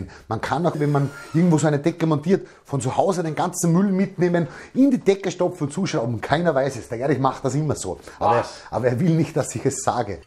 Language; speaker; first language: German; native; German